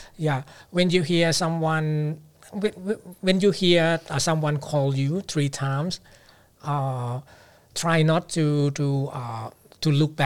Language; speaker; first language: English; non-native, fluent; Thai